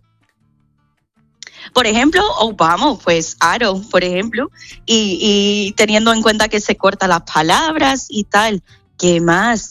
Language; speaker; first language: Spanish; non-native, fluent; English